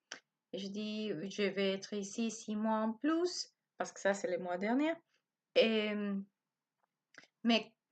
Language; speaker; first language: French; non-native, learner; Spanish